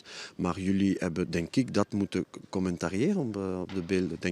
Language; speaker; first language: Dutch; non-native, fluent; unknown